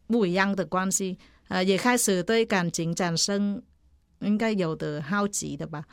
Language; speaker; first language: Chinese; non-native, fluent; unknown